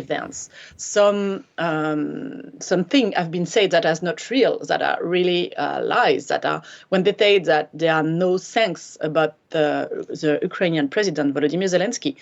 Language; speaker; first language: English; non-native, fluent; French